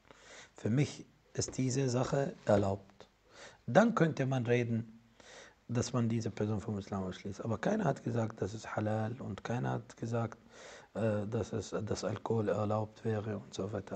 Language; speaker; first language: German; non-native, fluent; Arabic